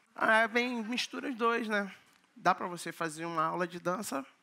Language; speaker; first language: Portuguese; native; Portuguese